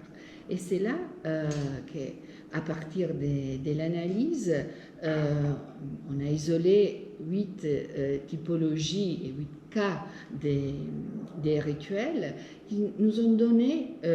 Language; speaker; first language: French; non-native, fluent; Italian